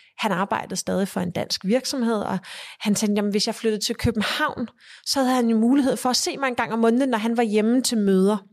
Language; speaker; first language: Danish; early bilingual, heritage; Danish